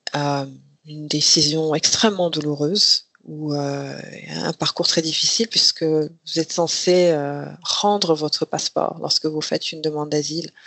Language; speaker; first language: French; non-native, local second language; Rundi